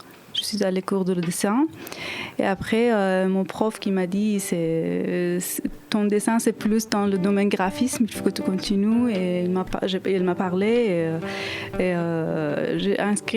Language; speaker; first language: French; non-native, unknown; Persian